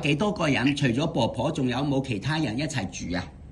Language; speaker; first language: Cantonese; native; Cantonese